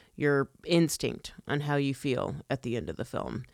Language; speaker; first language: English; early bilingual, other home language; Italian